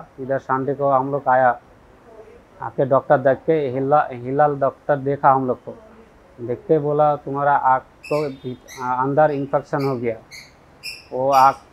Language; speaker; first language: Hindi; non-native, local second language; Bangla